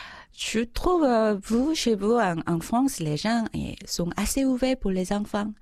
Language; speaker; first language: French; non-native, fluent; Korean